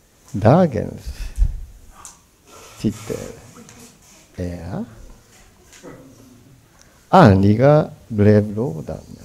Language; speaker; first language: Swedish; non-native, fluent; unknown